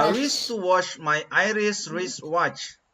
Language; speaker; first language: English; non-native, learner; Indonesian